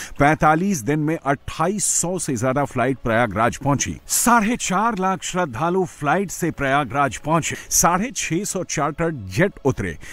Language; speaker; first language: Hindi; native; Hindi